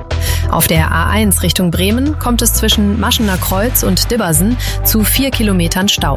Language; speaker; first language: German; native; German